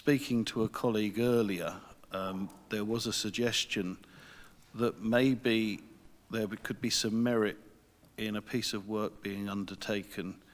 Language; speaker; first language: English; native; English